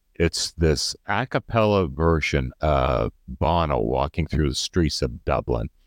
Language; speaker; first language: English; native; English